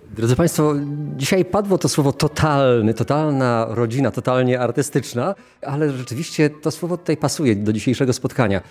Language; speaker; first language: Polish; native; Polish